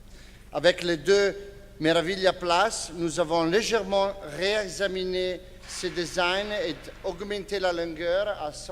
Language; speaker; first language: French; non-native, fluent; Italian